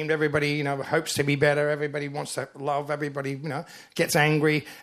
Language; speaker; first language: English; native; English